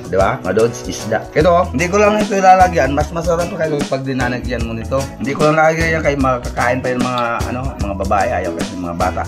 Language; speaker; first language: Filipino; non-native, local second language; Cebuano